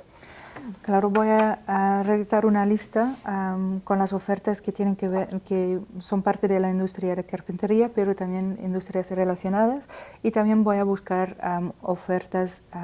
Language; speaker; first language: Spanish; non-native, fluent; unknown